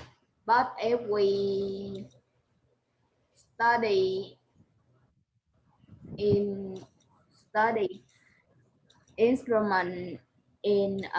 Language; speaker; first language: English; non-native, learner; Vietnamese